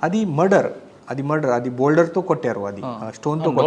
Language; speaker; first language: Telugu; non-native, learner; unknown